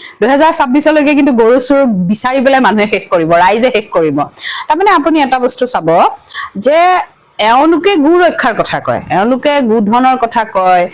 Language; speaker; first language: Assamese; native; Assamese